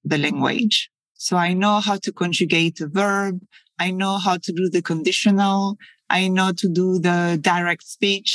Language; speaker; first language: English; non-native, fluent; French